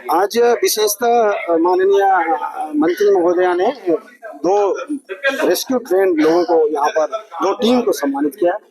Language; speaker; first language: Hindi; native; Hindi